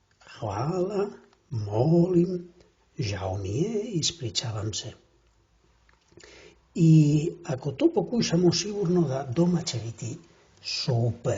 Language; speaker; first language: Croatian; non-native, fluent; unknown